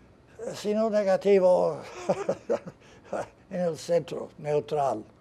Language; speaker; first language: Spanish; non-native, fluent; English